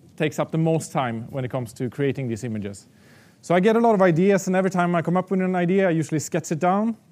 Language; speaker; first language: English; non-native, fluent; Swedish